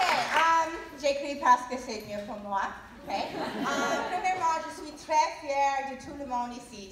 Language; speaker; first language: French; non-native, learner; English